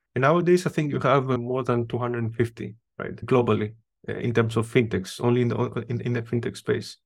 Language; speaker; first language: English; non-native, fluent; Greek